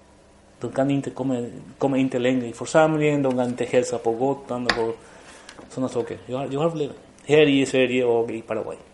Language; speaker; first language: Swedish; non-native, fluent; Spanish